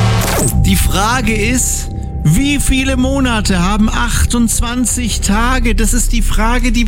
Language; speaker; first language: German; native; German